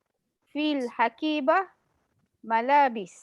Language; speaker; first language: Arabic; non-native, learner; Malay